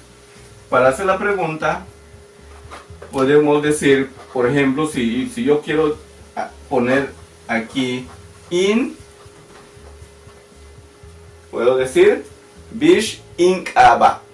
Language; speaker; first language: Spanish; non-native, local second language; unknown